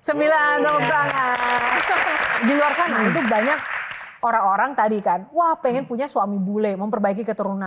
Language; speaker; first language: Indonesian; native; Indonesian